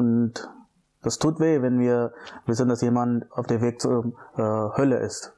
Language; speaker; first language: German; non-native, fluent; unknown